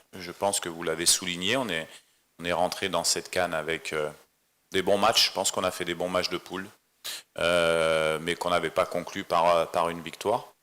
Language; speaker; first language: French; native; French